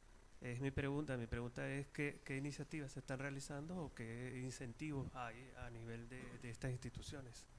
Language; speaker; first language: Spanish; native; Spanish